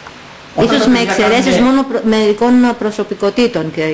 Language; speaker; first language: Greek; native; Greek